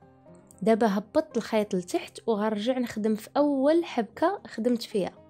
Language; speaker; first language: Arabic; native; Arabic